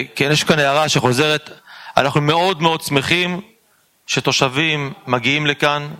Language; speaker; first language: Hebrew; native; Hebrew